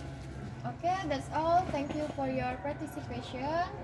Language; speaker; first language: English; non-native, learner; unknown